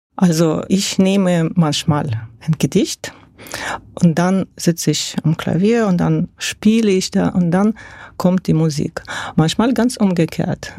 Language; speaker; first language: German; non-native, fluent; Russian